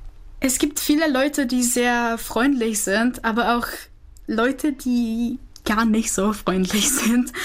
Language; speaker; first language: German; non-native, fluent; Czech